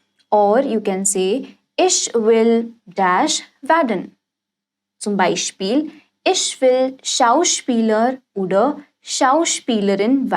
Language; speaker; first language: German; non-native, fluent; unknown